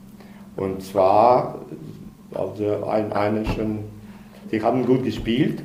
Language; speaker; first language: German; non-native, learner; Russian